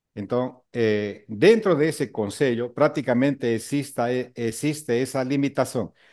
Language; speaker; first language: Portuguese; non-native, fluent; Spanish